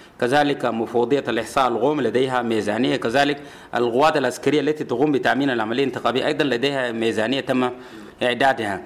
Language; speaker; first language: Arabic; non-native, local second language; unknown